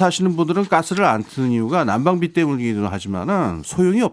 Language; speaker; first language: Korean; native; Korean